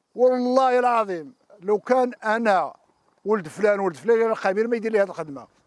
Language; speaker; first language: Arabic; non-native, local second language; Riffian